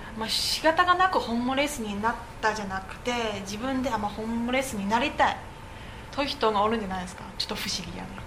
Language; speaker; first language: Japanese; non-native, fluent; Chinese